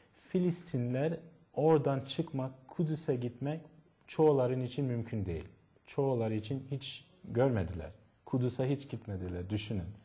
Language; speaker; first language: Turkish; non-native, fluent; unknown